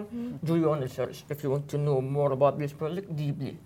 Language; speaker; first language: English; non-native, fluent; Arabic